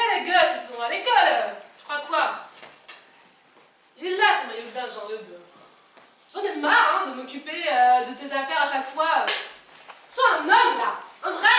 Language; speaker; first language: French; native; French